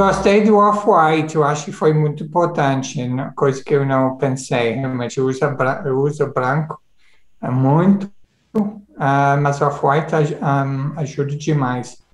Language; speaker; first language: Portuguese; non-native, fluent; English